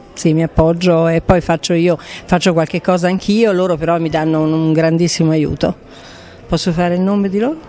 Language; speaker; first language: Italian; native; Italian